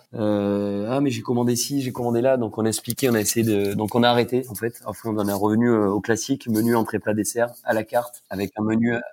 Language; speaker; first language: French; native; French